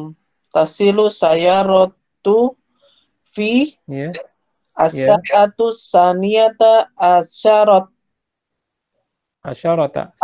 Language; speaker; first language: Arabic; non-native, learner; Indonesian